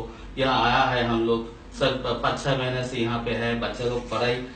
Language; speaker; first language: Hindi; non-native, local second language; Bangla